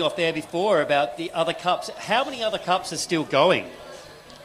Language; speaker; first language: English; native; English